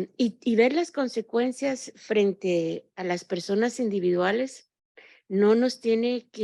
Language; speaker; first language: Spanish; native; Spanish